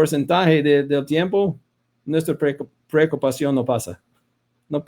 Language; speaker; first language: Spanish; non-native, fluent; English